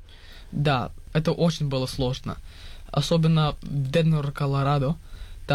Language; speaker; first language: Russian; early bilingual, heritage; Russian